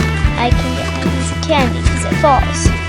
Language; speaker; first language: English; native; English